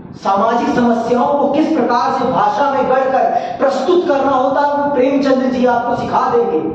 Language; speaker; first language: Hindi; native; Hindi